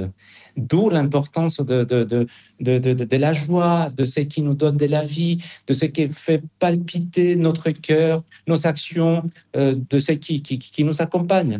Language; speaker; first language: French; non-native, fluent; Spanish